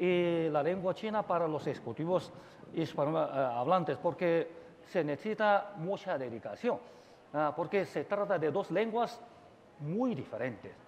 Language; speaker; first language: Spanish; non-native, fluent; Chinese